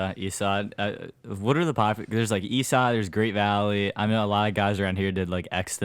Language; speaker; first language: English; native; English